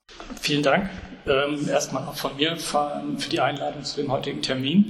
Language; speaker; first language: German; native; German